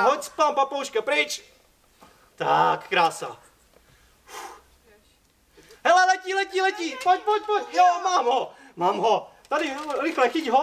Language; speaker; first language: Czech; native; Czech